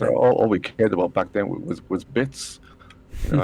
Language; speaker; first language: English; native; English